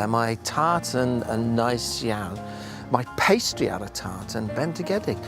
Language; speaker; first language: Welsh; non-native, learner; English